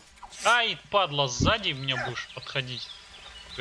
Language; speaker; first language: Russian; native; Russian